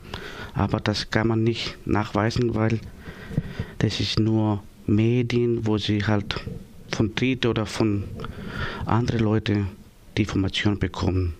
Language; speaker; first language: German; non-native, learner; Greek